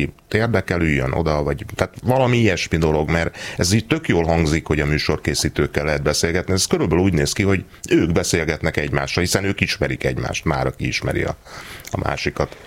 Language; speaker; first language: Hungarian; native; Hungarian